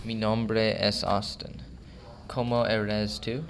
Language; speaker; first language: Spanish; non-native, learner; English